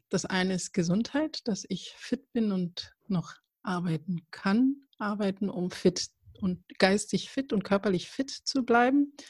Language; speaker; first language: German; early bilingual, other home language; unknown